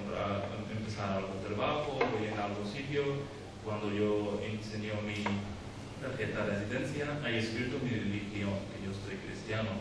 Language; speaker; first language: Spanish; non-native, learner; Urdu